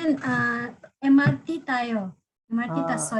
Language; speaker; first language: Korean; non-native, learner; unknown